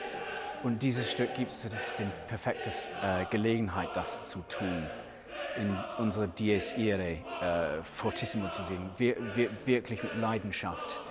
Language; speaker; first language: German; non-native, fluent; English